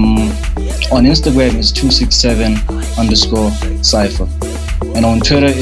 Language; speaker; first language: English; non-native, local second language; Tswana